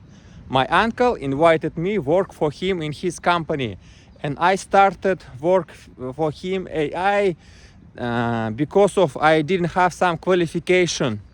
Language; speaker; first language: English; non-native, learner; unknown